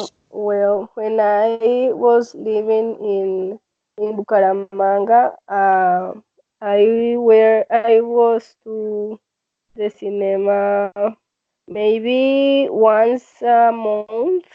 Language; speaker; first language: English; non-native, learner; Spanish